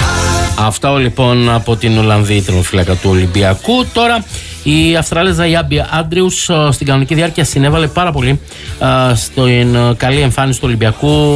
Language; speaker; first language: Greek; native; Greek